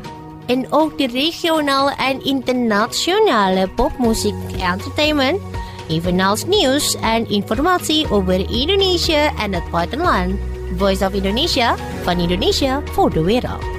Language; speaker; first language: Dutch; non-native, fluent; Indonesian